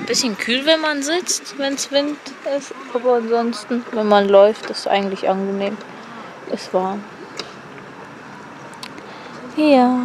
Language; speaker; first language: German; native; German